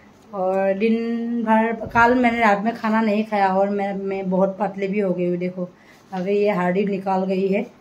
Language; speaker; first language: Hindi; non-native, local second language; Assamese